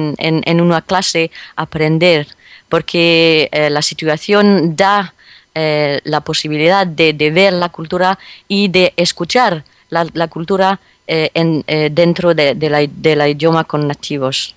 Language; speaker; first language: Spanish; non-native, fluent; French